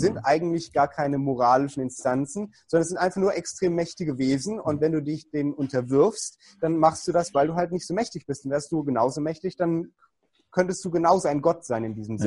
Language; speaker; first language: German; native; German